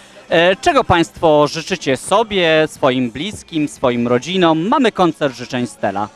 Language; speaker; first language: Polish; native; Polish